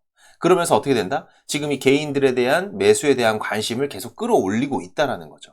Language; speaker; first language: Korean; native; Korean